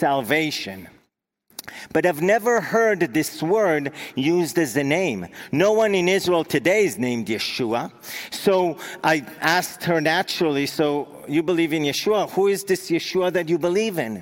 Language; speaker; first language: English; non-native, fluent; Hebrew